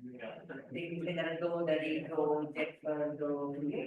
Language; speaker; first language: Indonesian; native; Indonesian